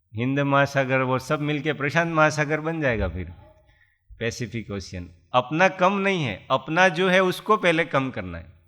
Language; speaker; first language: Hindi; non-native, local second language; Gujarati